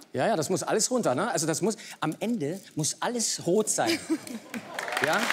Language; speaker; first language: German; native; German